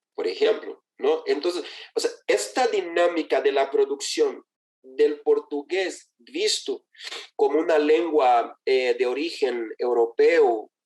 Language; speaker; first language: Spanish; non-native, fluent; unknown